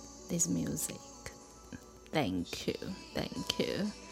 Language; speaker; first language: English; non-native, learner; Chinese